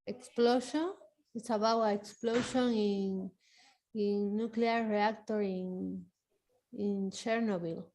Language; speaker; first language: English; non-native, learner; Spanish